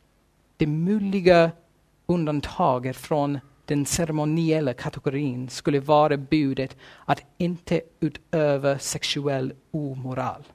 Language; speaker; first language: Swedish; non-native, fluent; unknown